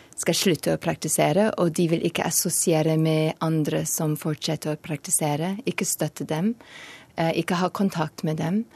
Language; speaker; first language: Norwegian; non-native, learner; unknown